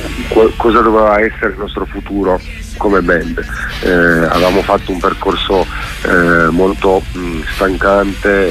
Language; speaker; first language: Italian; native; Italian